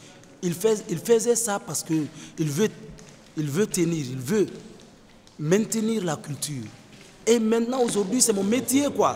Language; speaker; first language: French; non-native, fluent; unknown